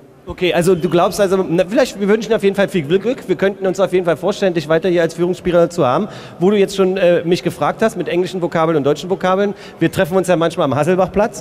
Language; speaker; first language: German; native; German